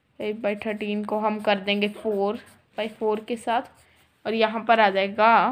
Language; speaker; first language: Hindi; non-native, local second language; Punjabi